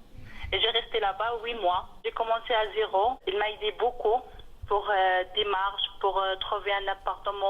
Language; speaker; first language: French; non-native, learner; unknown